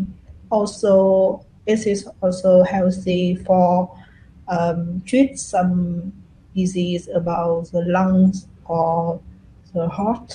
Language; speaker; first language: English; non-native, learner; Vietnamese